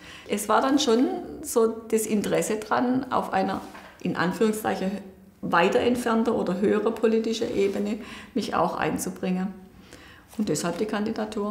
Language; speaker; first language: German; native; German